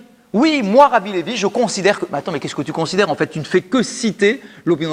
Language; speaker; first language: French; native; French